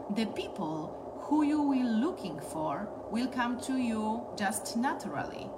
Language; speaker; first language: English; non-native, learner; Polish